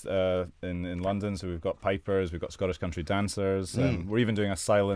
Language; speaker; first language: English; native; English